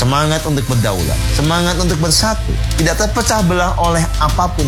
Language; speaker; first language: Indonesian; native; Indonesian